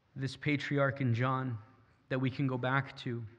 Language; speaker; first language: English; native; English